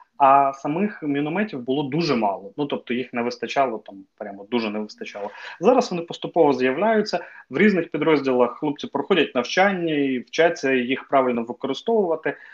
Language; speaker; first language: Ukrainian; native; Ukrainian